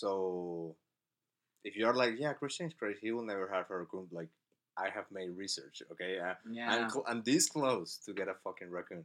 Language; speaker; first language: English; non-native, fluent; Spanish